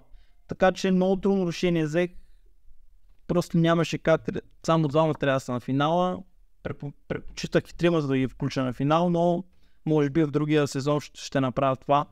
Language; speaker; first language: Bulgarian; native; Bulgarian